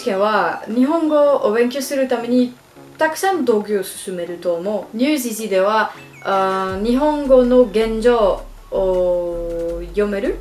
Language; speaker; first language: Japanese; non-native, learner; French